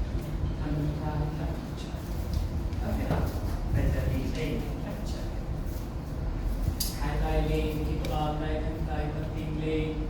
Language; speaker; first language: Vietnamese; non-native, learner; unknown